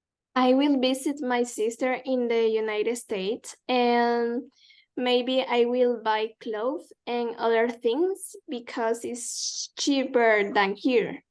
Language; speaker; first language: English; non-native, learner; Spanish